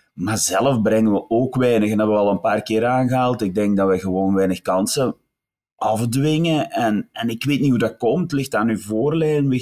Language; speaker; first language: Dutch; native; Dutch